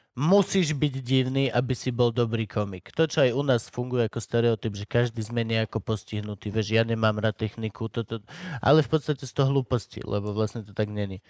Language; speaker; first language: Slovak; native; Slovak